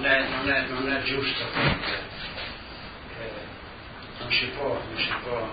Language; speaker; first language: Italian; non-native, local second language; Slovenian